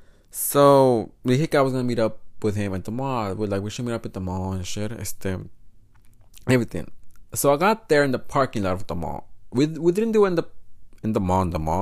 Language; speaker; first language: English; non-native, fluent; Spanish